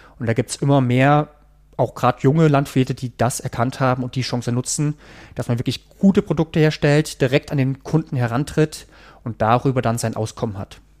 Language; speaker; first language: German; native; German